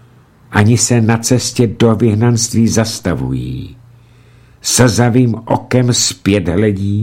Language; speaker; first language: Czech; native; Czech